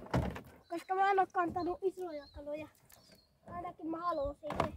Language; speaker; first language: Finnish; early bilingual, other home language; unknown